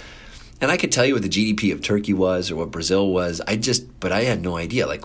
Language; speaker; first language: English; native; English